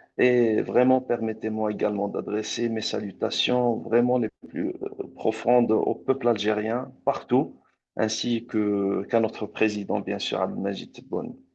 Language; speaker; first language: French; non-native, local second language; Arabic